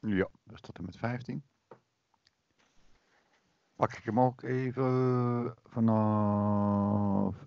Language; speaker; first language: Dutch; native; Dutch